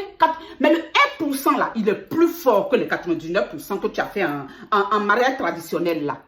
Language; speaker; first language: French; native; French